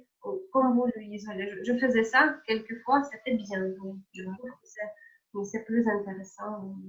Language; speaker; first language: French; non-native, fluent; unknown